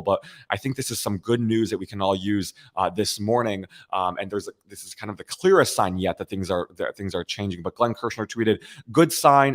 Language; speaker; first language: English; native; English